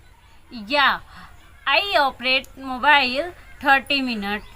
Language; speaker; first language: English; non-native, learner; Hindi